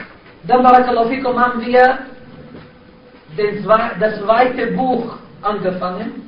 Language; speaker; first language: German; non-native, fluent; Arabic